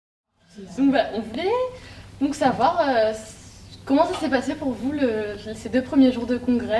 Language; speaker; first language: French; native; French